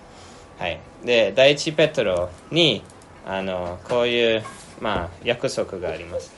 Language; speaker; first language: Japanese; non-native, fluent; English